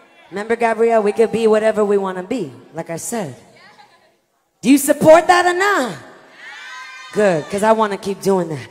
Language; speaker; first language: English; native; English